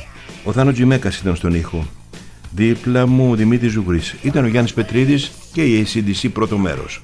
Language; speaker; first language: Greek; native; Greek